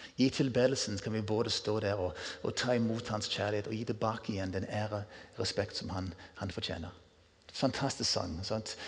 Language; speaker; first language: Norwegian; non-native, fluent; English